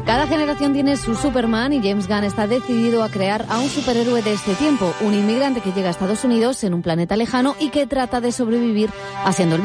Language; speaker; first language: Spanish; native; Spanish